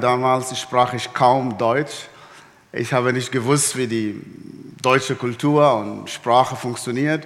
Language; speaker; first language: German; non-native, fluent; Arabic